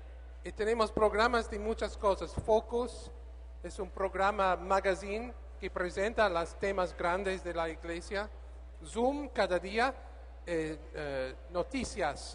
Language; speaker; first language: Spanish; non-native, learner; English